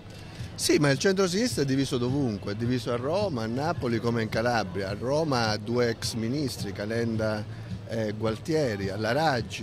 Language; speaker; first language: Italian; native; Italian